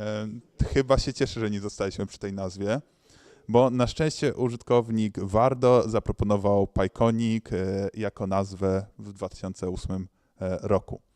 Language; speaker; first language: Polish; native; Polish